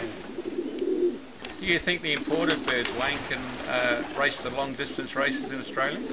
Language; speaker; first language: English; native; English